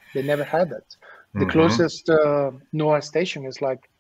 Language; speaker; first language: English; non-native, fluent; Spanish